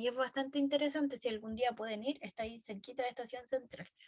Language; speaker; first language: Spanish; native; Spanish